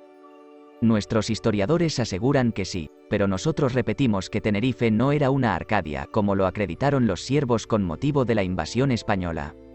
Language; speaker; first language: Spanish; native; Spanish